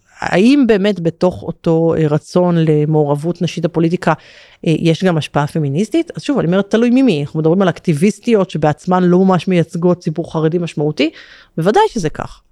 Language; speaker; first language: Hebrew; native; Hebrew